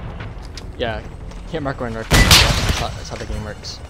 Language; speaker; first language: English; native; English